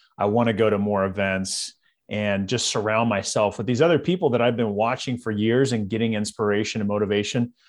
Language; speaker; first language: English; native; English